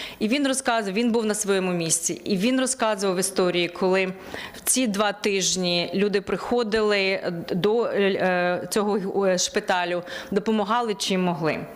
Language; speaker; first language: Ukrainian; native; Ukrainian